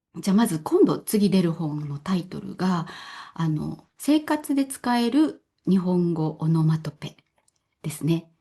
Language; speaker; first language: Japanese; native; Japanese